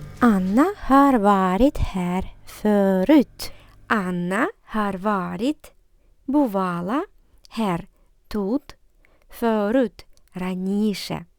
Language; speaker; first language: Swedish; non-native, fluent; Ukrainian